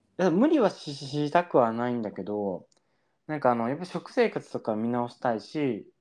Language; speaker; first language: Japanese; early bilingual, heritage; Japanese